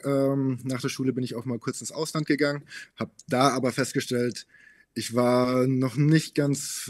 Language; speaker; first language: German; native; German